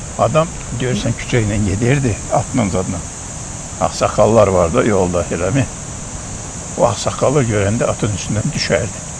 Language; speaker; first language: Azerbaijani; non-native, local second language; Lezghian